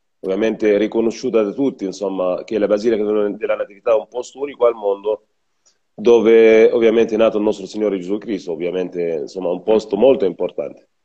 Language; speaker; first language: Italian; non-native, fluent; Arabic